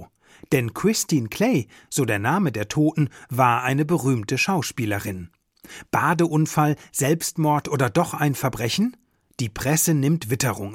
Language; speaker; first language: German; native; German